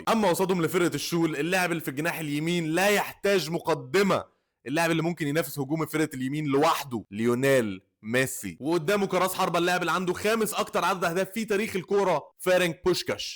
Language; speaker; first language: Arabic; native; Arabic